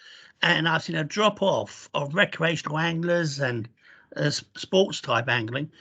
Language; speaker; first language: English; native; English